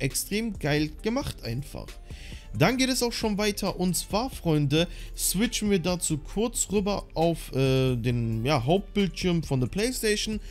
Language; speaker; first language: German; native; German